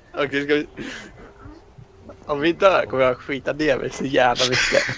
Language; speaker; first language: Swedish; native; Swedish